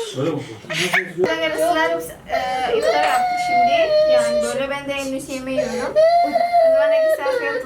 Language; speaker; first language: Turkish; non-native, learner; Indonesian